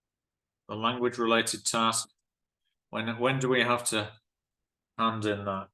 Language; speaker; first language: English; non-native, fluent; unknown